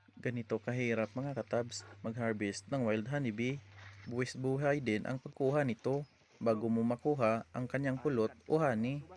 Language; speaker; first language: Filipino; non-native, local second language; Hiligaynon